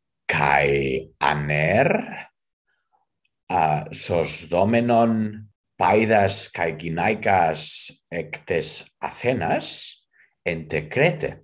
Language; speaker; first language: Greek; non-native, fluent; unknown